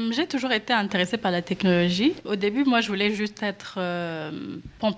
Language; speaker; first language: French; non-native, local second language; Kinyarwanda